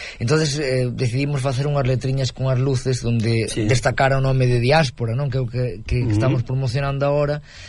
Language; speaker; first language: Galician; native; Galician